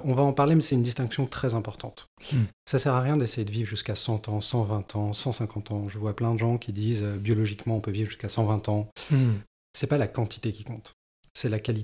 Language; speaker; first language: French; native; French